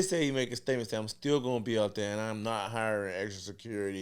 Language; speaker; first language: English; native; English